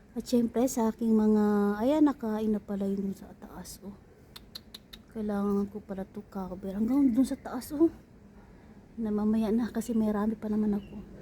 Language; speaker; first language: Filipino; non-native, local second language; Chavacano